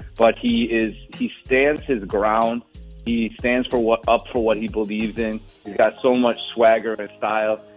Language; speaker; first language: English; native; English